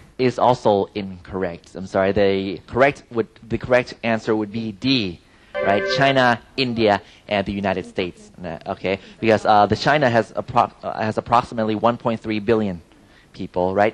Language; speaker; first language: English; non-native, fluent; Thai